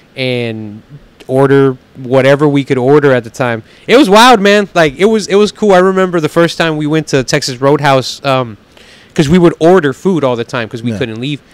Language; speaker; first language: English; native; English